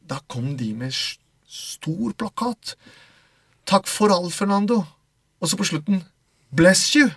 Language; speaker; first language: Norwegian; non-native, fluent; Spanish